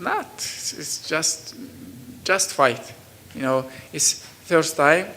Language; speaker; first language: English; non-native, learner; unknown